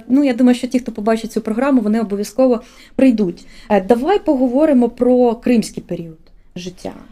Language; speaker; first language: Ukrainian; native; Ukrainian